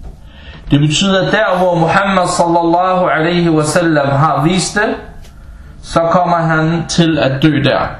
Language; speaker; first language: Danish; early bilingual, other home language; Arabic